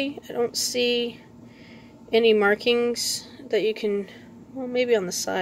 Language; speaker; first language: English; native; English